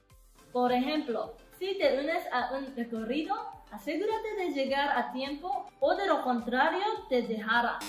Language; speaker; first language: Spanish; non-native, learner; Japanese